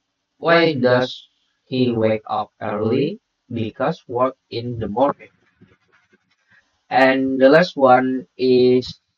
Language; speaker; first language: English; non-native, learner; Indonesian